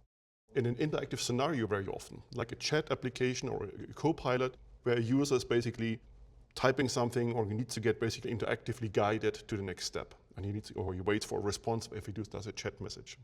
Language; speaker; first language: English; non-native, fluent; German